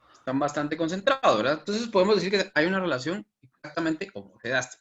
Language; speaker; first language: Spanish; native; Spanish